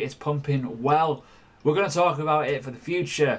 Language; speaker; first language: English; native; English